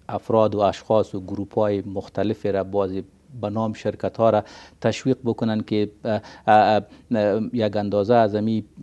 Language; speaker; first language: Persian; native; Persian